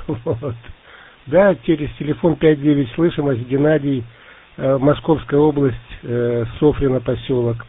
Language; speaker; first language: Russian; native; Russian